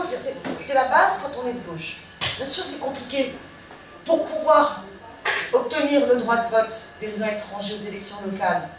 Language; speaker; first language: French; native; French